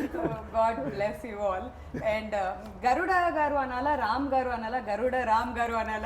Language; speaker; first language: Telugu; native; Telugu